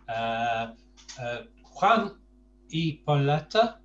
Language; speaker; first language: Spanish; non-native, fluent; English